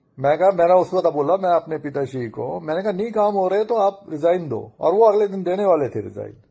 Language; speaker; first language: Hindi; native; Hindi